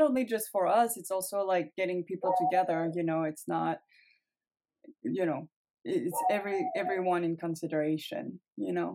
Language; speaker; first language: English; non-native, fluent; French